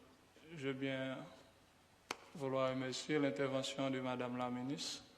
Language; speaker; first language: French; non-native, local second language; Haitian Creole